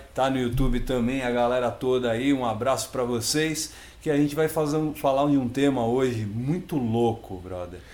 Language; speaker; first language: Portuguese; native; Portuguese